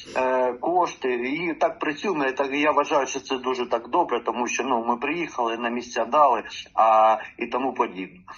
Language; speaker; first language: Ukrainian; native; Ukrainian